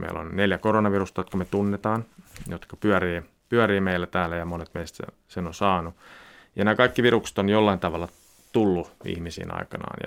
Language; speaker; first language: Finnish; native; Finnish